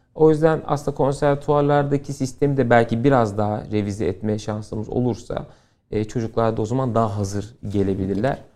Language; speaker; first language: Turkish; native; Turkish